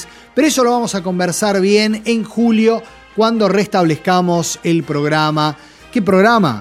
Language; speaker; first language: Spanish; native; Spanish